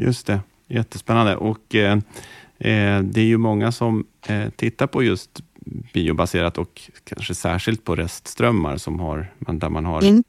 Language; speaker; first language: Swedish; native; Swedish